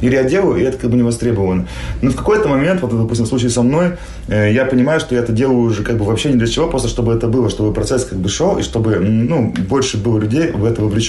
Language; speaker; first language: Russian; native; Russian